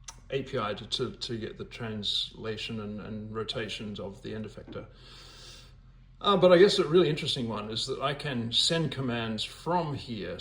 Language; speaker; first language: English; native; English